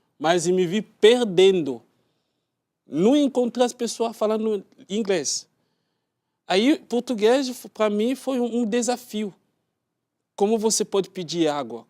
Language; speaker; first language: Portuguese; non-native, learner; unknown